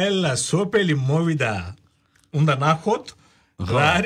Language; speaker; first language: Georgian; non-native, learner; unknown